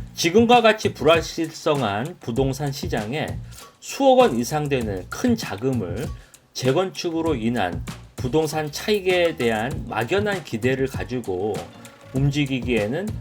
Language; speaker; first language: Korean; native; Korean